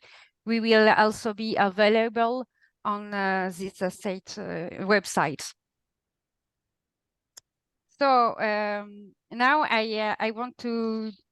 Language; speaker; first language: English; non-native, fluent; Italian